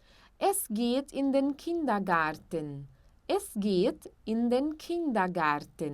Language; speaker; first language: German; non-native, fluent; Portuguese